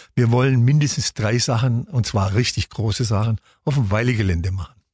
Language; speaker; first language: German; native; German